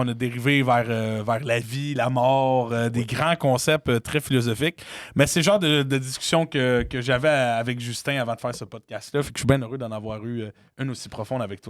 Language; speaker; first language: French; native; French